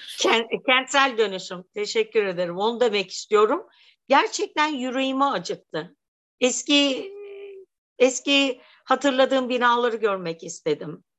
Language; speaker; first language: Turkish; native; Turkish